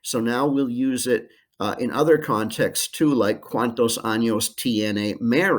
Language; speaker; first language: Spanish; non-native, fluent; English